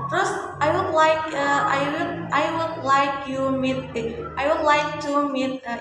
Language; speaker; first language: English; non-native, learner; Indonesian